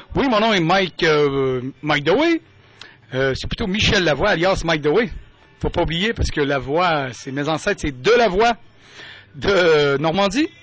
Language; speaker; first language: French; native; French